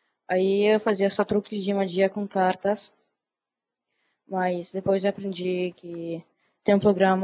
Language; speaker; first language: Portuguese; early bilingual, other home language; Italian